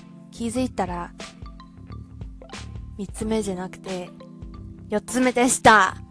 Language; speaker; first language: Japanese; non-native, learner; Cantonese